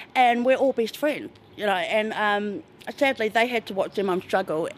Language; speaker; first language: English; native; English